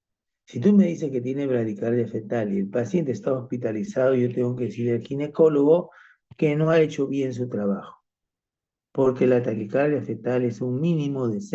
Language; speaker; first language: Spanish; native; Spanish